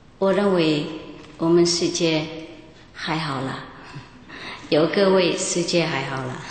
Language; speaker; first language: Chinese; non-native, fluent; Vietnamese